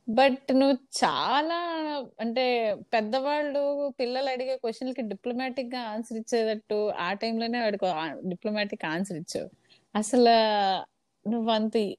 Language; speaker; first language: Telugu; native; Telugu